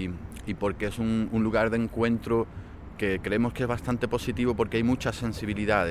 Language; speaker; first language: Spanish; native; Spanish